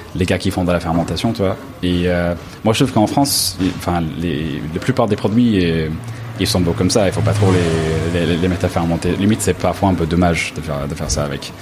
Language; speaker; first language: French; non-native, fluent; English